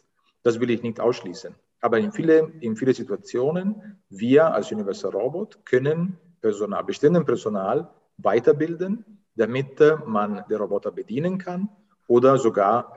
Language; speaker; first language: German; non-native, fluent; Italian